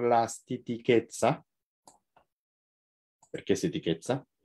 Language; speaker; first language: Italian; non-native, fluent; Japanese